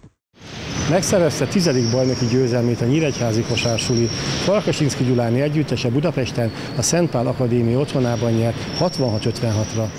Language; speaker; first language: Hungarian; native; Hungarian